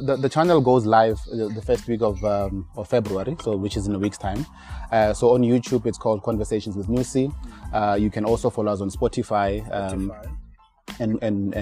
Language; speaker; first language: English; non-native, local second language; Tswana